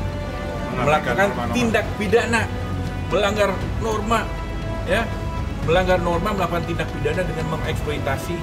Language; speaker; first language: Indonesian; native; Indonesian